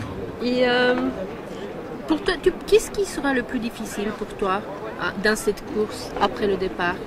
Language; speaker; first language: French; native; French